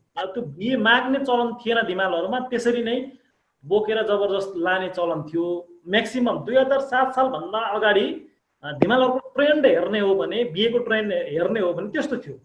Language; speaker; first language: Nepali; non-native, local second language; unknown